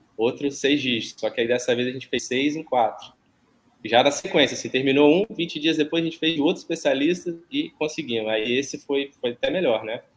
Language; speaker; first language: Portuguese; native; Portuguese